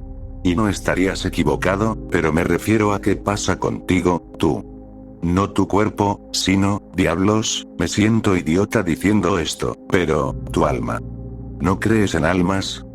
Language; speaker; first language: Spanish; native; Spanish